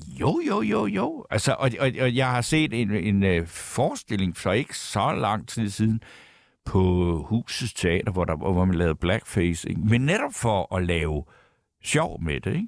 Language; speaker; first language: Danish; native; Danish